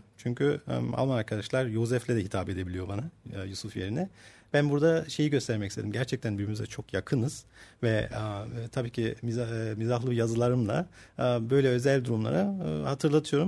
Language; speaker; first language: Turkish; early bilingual, heritage; Turkish